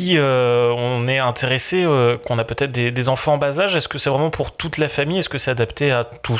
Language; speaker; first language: French; native; French